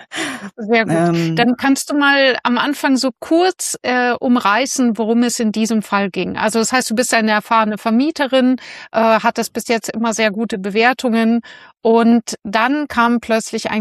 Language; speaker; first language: German; native; German